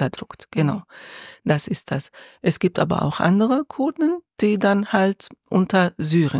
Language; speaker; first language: German; non-native, learner; Arabic